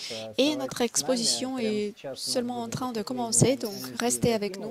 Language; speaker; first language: French; non-native, fluent; Russian